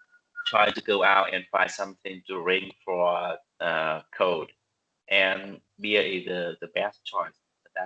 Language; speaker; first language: English; non-native, learner; Vietnamese